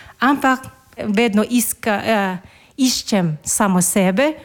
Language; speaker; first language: Slovenian; non-native, learner; Filipino